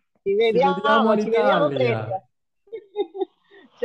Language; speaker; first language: Italian; non-native, fluent; Spanish